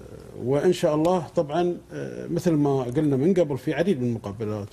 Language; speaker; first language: Arabic; native; Arabic